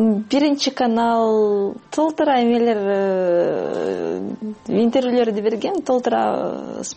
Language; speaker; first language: Kyrgyz; non-native, fluent; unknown